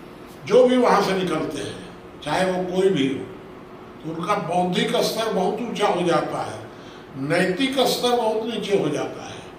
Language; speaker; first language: Hindi; native; Hindi